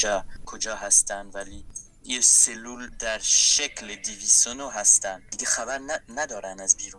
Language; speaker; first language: Persian; non-native, fluent; French